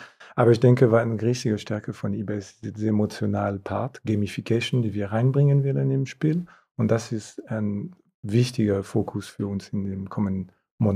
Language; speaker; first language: German; non-native, fluent; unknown